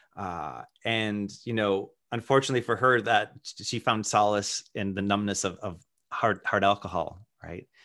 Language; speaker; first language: English; native; English